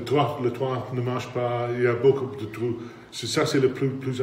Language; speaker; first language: French; non-native, learner; English